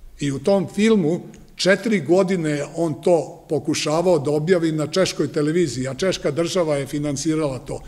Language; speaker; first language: Serbian; native; Serbian